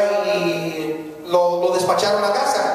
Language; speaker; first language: Spanish; native; Spanish